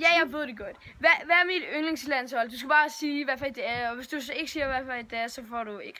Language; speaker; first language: Danish; native; Danish